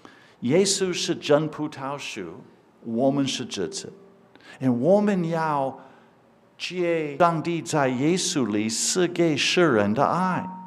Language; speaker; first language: Chinese; non-native, fluent; English